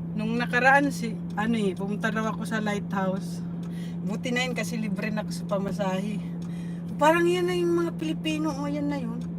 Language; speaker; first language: Filipino; non-native, local second language; Bikol